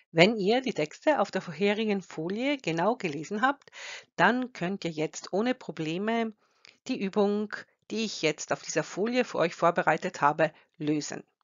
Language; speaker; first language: German; non-native, fluent; Croatian